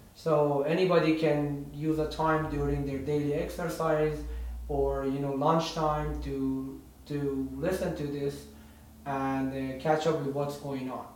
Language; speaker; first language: English; non-native, fluent; Persian